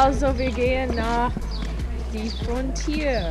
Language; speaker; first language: German; non-native, learner; English